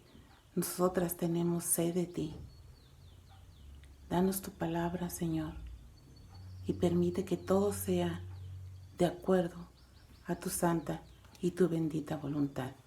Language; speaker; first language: Spanish; native; Spanish